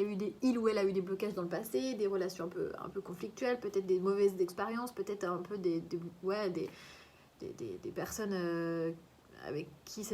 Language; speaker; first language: French; native; French